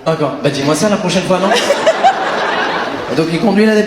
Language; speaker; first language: French; native; French